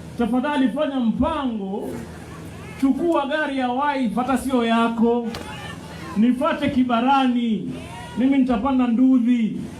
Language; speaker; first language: Swahili; native; Swahili